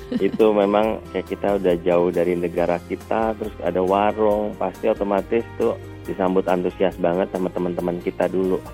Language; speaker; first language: Indonesian; native; Indonesian